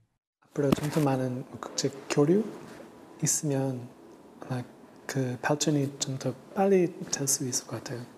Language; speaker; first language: Korean; non-native, fluent; English